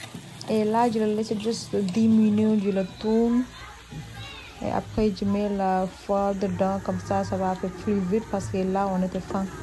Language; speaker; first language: French; non-native, learner; Soninke